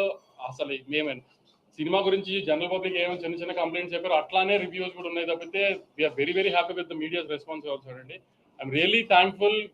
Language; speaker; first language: Telugu; native; Telugu